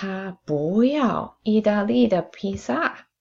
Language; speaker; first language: Chinese; non-native, fluent; English